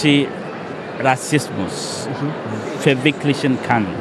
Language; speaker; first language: German; non-native, fluent; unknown